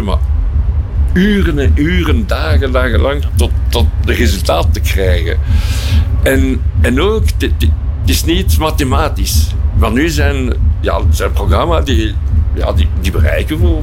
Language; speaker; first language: Dutch; non-native, local second language; French